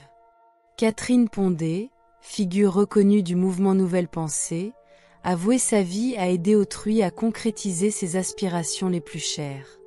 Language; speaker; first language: French; native; French